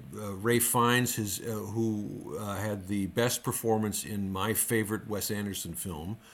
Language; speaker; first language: English; native; English